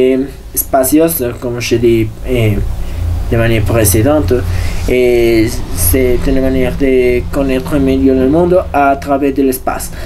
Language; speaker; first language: French; non-native, learner; Spanish